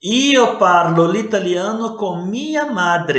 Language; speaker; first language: Italian; non-native, learner; Portuguese